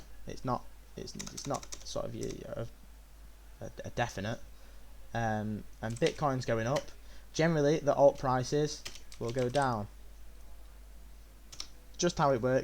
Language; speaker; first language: English; native; English